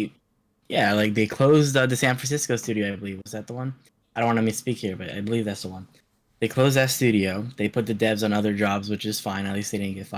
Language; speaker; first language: English; native; English